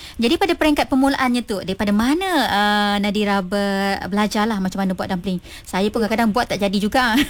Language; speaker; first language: Malay; non-native, local second language; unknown